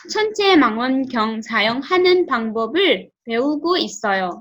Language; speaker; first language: Korean; non-native, learner; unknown